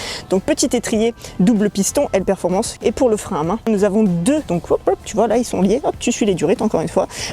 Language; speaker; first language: French; native; French